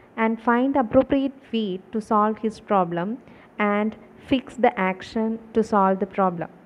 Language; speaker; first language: English; non-native, local second language; Malayalam